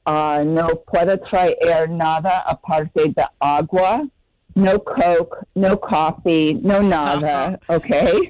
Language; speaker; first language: Spanish; non-native, learner; English